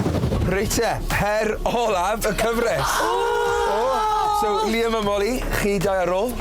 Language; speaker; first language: Welsh; native; Welsh